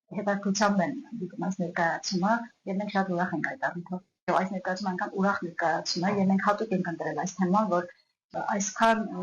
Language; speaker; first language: Armenian; native; Armenian